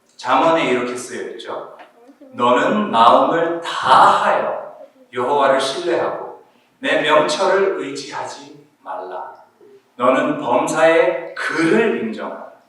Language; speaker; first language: Korean; early bilingual, heritage; Korean